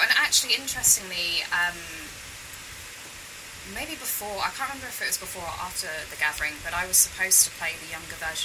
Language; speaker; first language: English; native; English